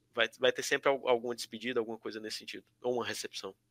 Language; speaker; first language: Portuguese; native; Portuguese